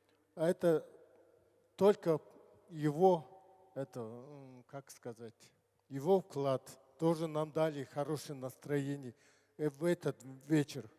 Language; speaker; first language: Russian; non-native, learner; Mongolian